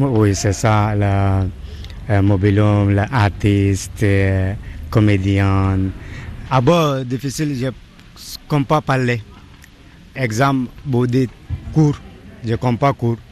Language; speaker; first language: French; non-native, learner; Bangla